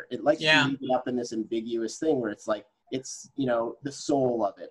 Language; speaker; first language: English; native; English